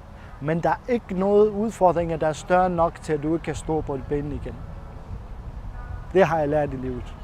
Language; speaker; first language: Danish; non-native, fluent; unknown